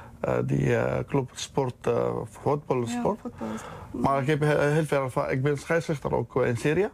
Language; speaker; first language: Dutch; non-native, learner; Arabic